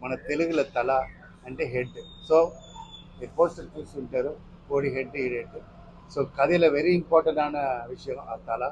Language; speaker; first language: Telugu; non-native, fluent; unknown